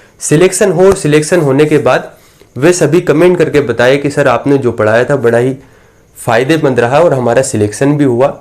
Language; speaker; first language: Hindi; native; Hindi